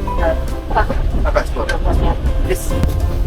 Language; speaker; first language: English; non-native, learner; Korean